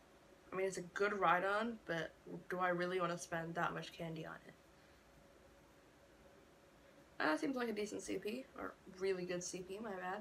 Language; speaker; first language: English; native; English